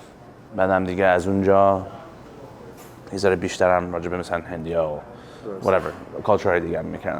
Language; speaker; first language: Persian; early bilingual, heritage; English